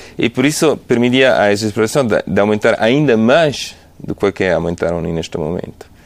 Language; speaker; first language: Portuguese; non-native, fluent; Italian